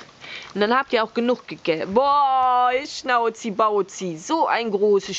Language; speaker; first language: German; native; German